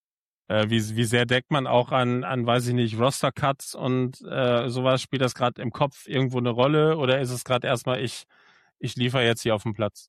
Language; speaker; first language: German; native; German